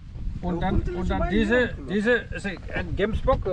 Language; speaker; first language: German; non-native, learner; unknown